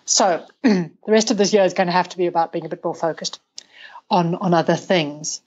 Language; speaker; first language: English; native; English